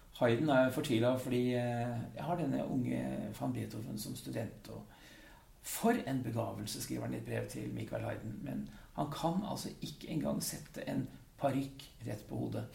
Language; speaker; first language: Norwegian; early bilingual, other home language; Dutch